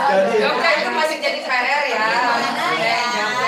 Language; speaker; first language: Indonesian; native; Indonesian